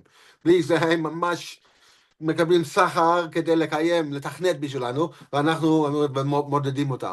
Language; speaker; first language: Hebrew; non-native, fluent; English